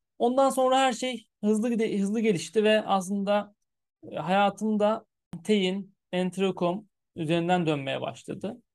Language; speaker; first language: Turkish; early bilingual, heritage; Turkish